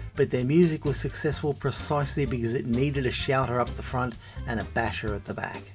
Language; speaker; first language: English; native; English